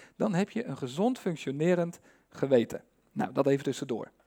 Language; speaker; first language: Dutch; native; Dutch